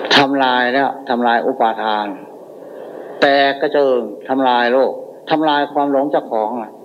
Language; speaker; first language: Thai; native; Thai